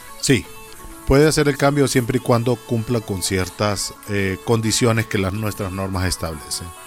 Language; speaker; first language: Spanish; native; Spanish